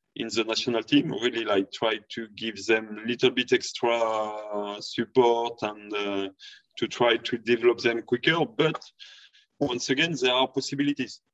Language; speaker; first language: English; non-native, fluent; French